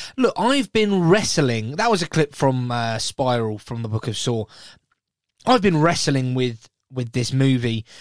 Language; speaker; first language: English; native; English